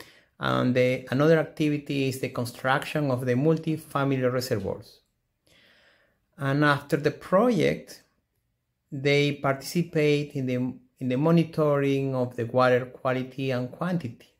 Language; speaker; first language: English; non-native, fluent; Spanish